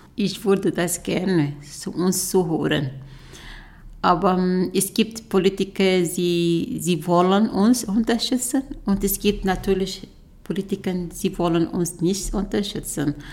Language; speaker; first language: German; non-native, learner; Arabic